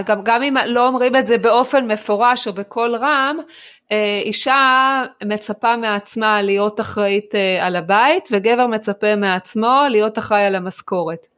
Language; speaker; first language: Hebrew; native; Hebrew